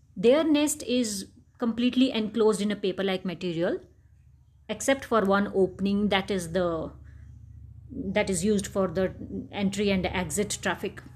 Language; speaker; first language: English; non-native, local second language; Dogri